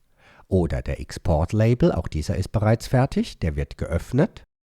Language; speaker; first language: German; native; German